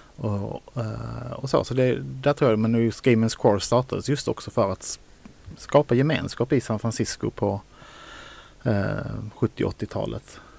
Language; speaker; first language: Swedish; native; Swedish